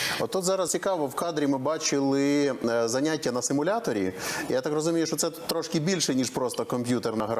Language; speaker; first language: Ukrainian; native; Ukrainian